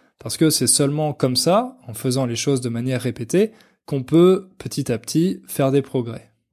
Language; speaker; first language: French; native; French